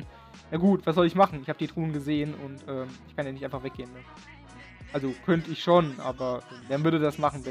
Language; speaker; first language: German; native; German